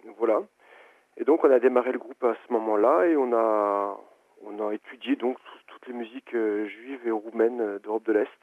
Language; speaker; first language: French; native; French